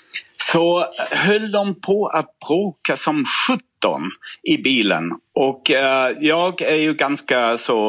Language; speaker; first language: Swedish; non-native, fluent; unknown